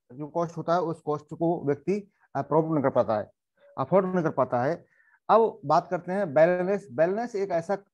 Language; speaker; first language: Hindi; native; Hindi